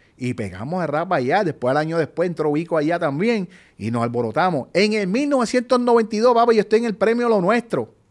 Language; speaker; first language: Spanish; native; Spanish